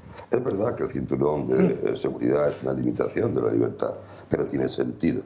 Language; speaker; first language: Spanish; native; Spanish